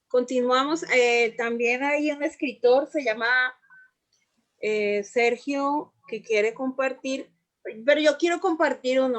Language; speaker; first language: Spanish; native; Spanish